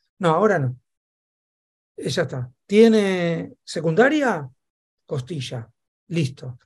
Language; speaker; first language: Spanish; native; Spanish